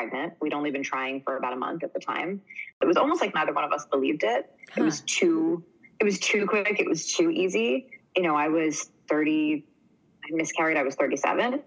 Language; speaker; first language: English; native; English